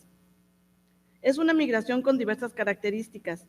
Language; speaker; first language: Spanish; native; Spanish